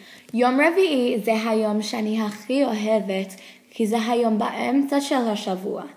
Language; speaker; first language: Hebrew; non-native, learner; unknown